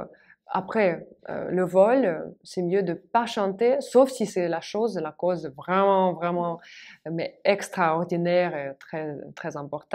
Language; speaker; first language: French; non-native, fluent; Russian